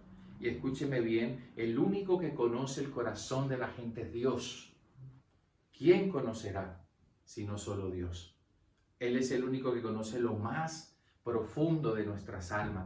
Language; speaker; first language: Spanish; native; Spanish